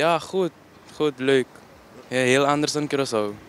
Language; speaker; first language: Dutch; non-native, local second language; Papiamento